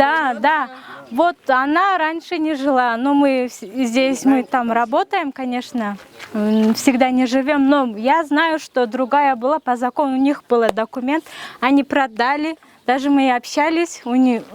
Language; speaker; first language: Russian; non-native, local second language; Kyrgyz